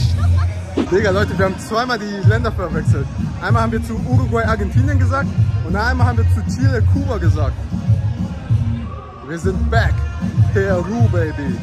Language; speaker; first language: German; early bilingual, other home language; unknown